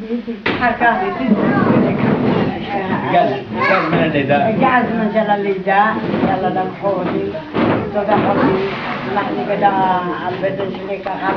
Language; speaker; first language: Hebrew; non-native, learner; Arabic